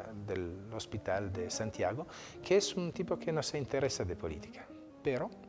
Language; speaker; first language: Spanish; non-native, fluent; Italian